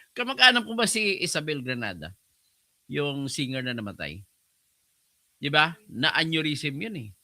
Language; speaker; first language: Filipino; non-native, local second language; Hiligaynon